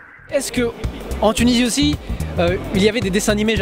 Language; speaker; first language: French; native; French